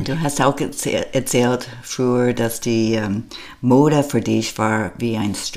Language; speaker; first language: German; non-native, learner; English